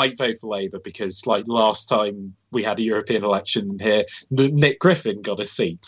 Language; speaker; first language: English; native; English